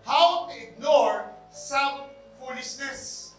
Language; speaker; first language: English; non-native, local second language; Filipino